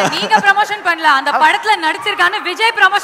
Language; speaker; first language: Tamil; native; Tamil